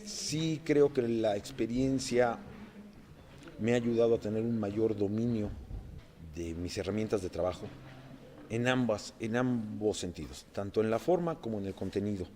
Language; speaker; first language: Spanish; native; Spanish